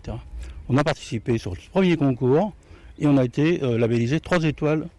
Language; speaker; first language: French; native; French